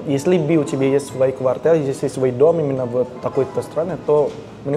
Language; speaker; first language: Russian; non-native, learner; Indonesian